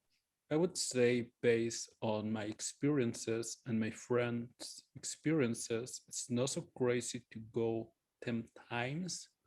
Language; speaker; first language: English; non-native, fluent; Spanish